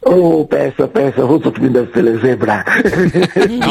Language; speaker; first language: Hungarian; non-native, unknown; Yoruba